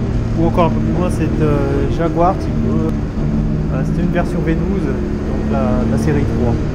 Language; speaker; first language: French; native; French